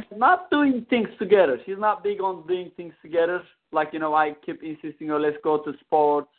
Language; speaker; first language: English; non-native, fluent; Turkish